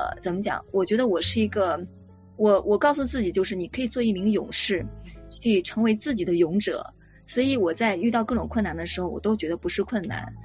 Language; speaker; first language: Chinese; native; Chinese